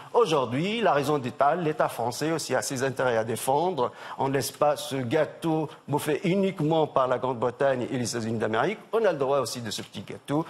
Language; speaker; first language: French; non-native, local second language; Arabic